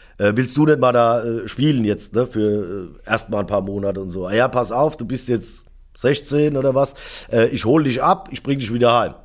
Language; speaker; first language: German; native; German